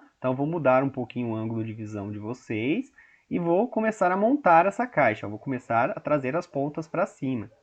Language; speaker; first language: Portuguese; native; Portuguese